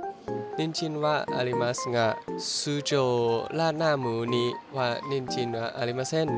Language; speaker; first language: Japanese; non-native, learner; Thai